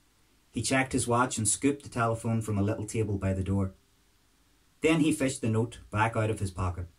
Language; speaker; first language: English; native; English